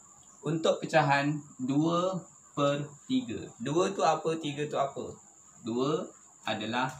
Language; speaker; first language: Malay; native; Malay